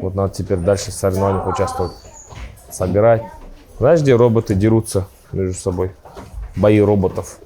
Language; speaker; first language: Russian; non-native, local second language; Kazakh